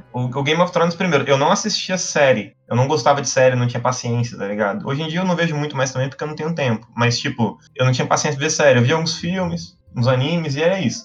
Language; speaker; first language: Portuguese; native; Portuguese